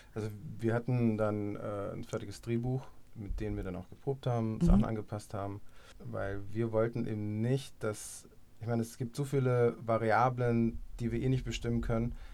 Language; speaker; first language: German; native; German